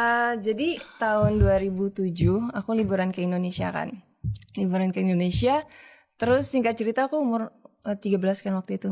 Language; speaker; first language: Indonesian; early bilingual, heritage; Indonesian